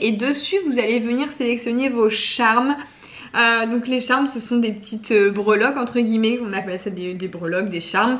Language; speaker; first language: French; native; French